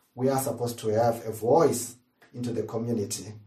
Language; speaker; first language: English; non-native, local second language; Shona